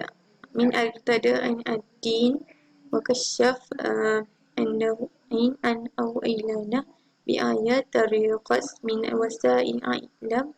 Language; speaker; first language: Arabic; non-native, learner; Malay